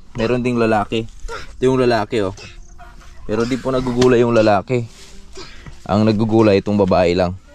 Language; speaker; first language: Filipino; non-native, local second language; Cebuano